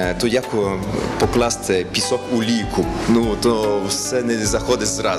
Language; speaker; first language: Ukrainian; early bilingual, heritage; Ukrainian